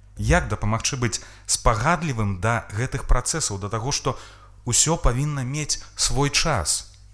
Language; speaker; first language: Belarusian; native; Belarusian